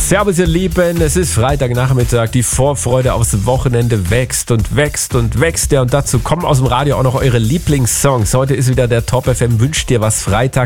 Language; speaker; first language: German; native; German